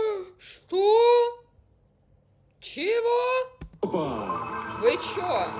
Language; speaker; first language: Russian; native; Russian